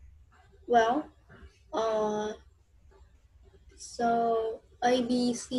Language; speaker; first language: English; non-native, fluent; Vietnamese